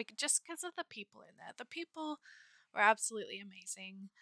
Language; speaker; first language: English; native; English